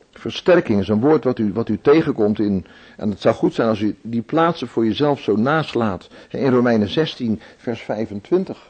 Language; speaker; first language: Dutch; native; Dutch